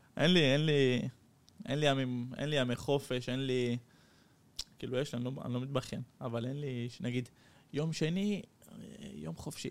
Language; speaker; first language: Hebrew; early bilingual, heritage; Hebrew